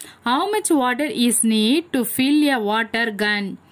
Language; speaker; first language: English; non-native, local second language; Tamil